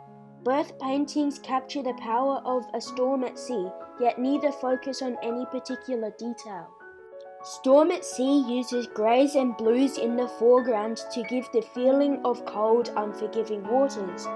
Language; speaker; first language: English; native; English